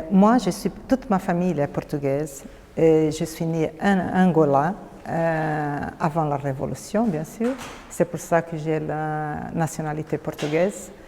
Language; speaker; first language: French; non-native, fluent; Portuguese